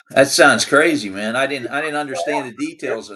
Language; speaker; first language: English; native; English